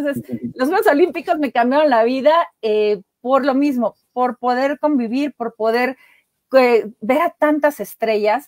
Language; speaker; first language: Spanish; native; Spanish